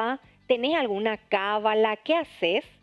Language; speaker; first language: Spanish; native; Spanish